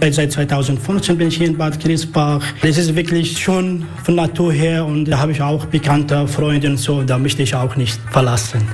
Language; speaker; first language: German; non-native, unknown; Arabic